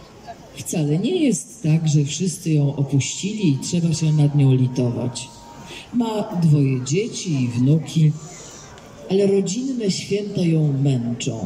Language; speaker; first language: Polish; native; Polish